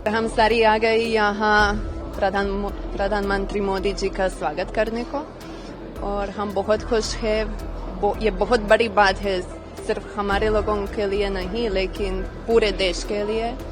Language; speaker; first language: Hindi; non-native, learner; Croatian